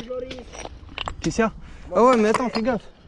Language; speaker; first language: French; native; French